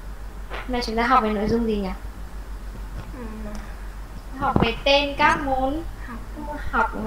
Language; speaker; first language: Vietnamese; native; Vietnamese